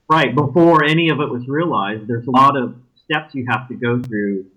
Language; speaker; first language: English; native; English